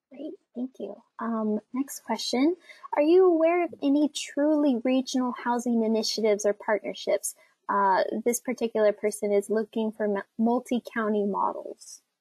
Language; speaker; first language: English; native; English